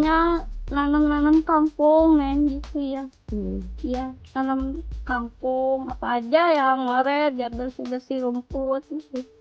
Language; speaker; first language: Indonesian; native; Indonesian